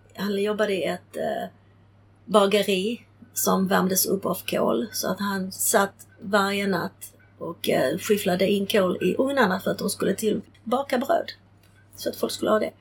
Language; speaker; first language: Swedish; early bilingual, other home language; Czech